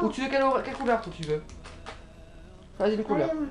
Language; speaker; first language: French; native; French